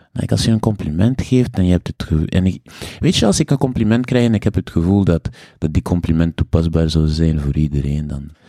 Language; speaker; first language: Dutch; native; Dutch